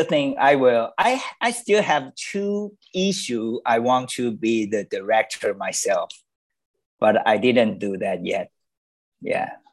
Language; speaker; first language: English; non-native, learner; Chinese